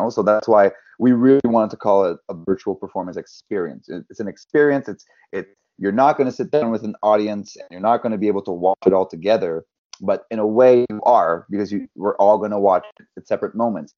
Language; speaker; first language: English; non-native, fluent; French